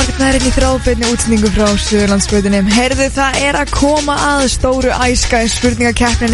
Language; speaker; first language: Icelandic; native; Icelandic